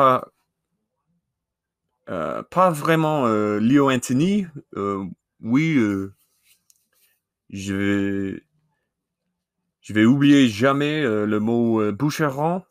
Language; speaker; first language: French; non-native, learner; English